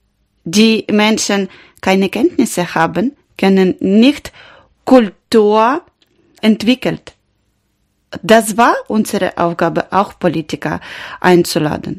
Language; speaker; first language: German; non-native, learner; Ukrainian